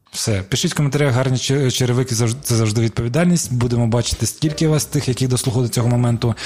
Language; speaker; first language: Ukrainian; non-native, local second language; Russian